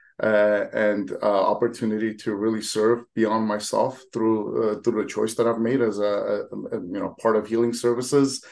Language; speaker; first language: English; early bilingual, other home language; Armenian